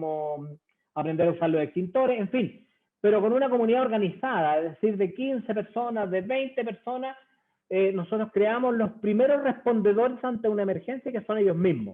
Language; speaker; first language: Spanish; native; Spanish